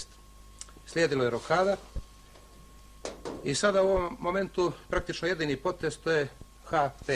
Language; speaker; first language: Bosnian; native; Bosnian